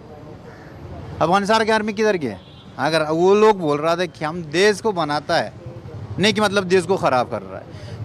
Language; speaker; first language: Hindi; non-native, learner; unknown